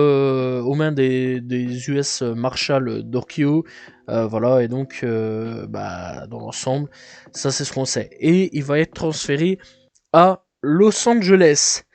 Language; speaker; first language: French; native; French